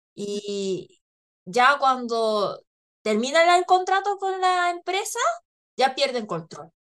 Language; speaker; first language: Spanish; non-native, fluent; Korean